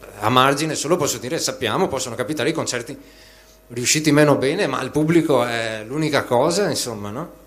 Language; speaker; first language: Italian; native; Italian